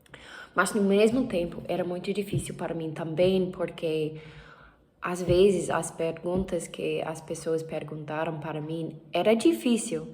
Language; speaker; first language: Portuguese; non-native, learner; English